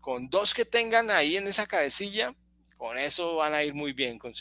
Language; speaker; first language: Spanish; native; Spanish